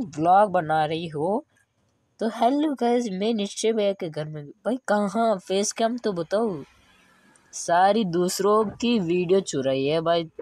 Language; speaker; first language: Hindi; native; Hindi